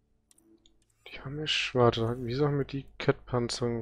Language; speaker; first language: German; native; German